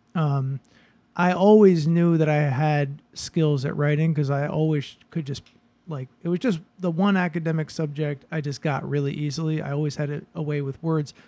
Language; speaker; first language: English; native; English